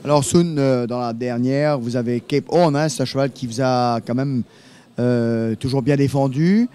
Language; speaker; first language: French; native; French